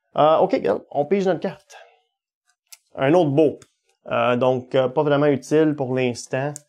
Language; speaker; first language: French; native; French